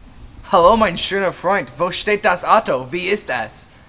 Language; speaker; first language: German; non-native, learner; English